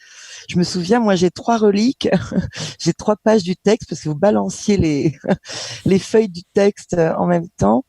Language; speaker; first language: French; native; French